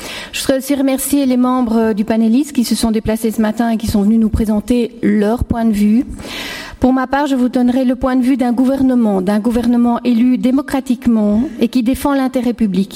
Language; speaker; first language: French; native; French